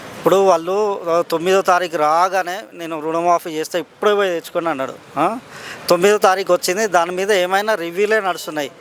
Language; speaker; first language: Telugu; native; Telugu